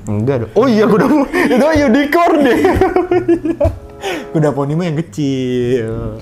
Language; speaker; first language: Indonesian; native; Indonesian